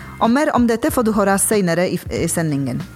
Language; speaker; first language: Norwegian; non-native, fluent; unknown